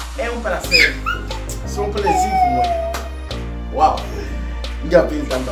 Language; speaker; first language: Spanish; non-native, learner; Haitian Creole